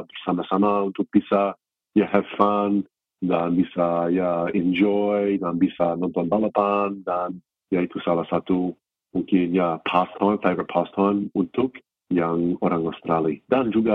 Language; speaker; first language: Indonesian; non-native, fluent; English